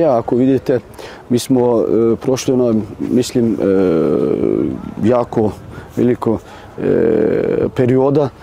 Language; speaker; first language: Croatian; non-native, learner; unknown